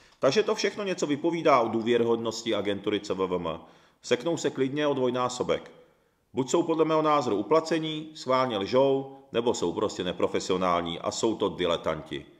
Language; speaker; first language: Czech; early bilingual, other home language; Japanese